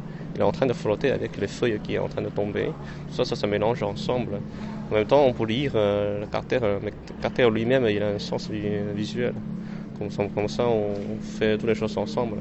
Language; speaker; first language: French; non-native, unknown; Chinese